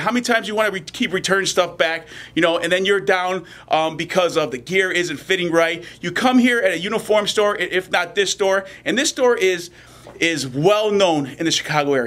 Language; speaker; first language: English; native; English